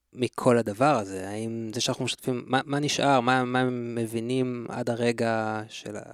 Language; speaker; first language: Hebrew; early bilingual, other home language; Spanish